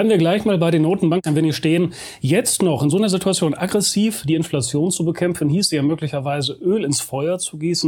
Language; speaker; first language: German; native; German